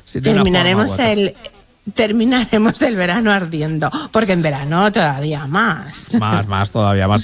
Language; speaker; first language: Spanish; native; Spanish